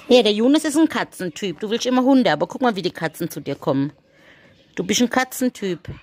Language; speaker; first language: German; native; German